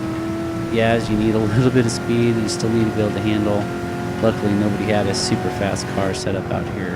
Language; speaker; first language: English; native; English